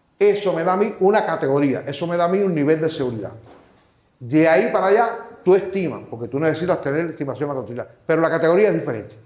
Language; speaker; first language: Spanish; native; Spanish